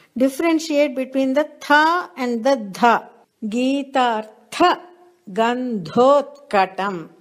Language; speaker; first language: English; non-native, local second language; Telugu